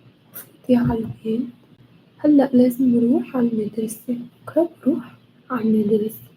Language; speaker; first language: Arabic; non-native, learner; English